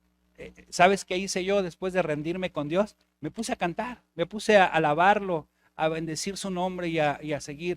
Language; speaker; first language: Spanish; native; Spanish